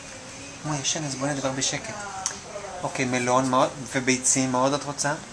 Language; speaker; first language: Hebrew; native; Hebrew